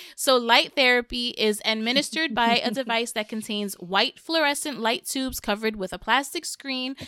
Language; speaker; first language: English; early bilingual, other home language; Spanish